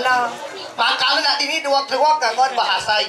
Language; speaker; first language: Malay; non-native, local second language; Balinese